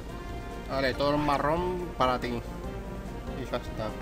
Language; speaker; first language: Spanish; native; Spanish